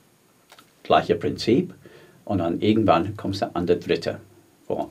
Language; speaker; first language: German; non-native, fluent; English